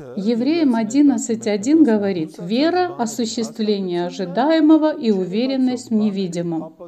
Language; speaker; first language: Russian; non-native, local second language; Armenian